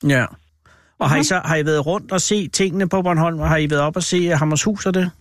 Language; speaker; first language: Danish; native; Danish